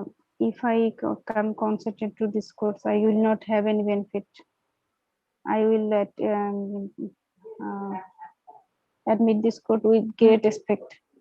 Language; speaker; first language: English; non-native, learner; Bangla